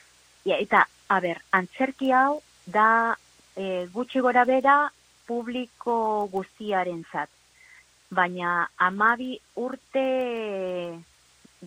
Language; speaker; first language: Basque; non-native, learner; Spanish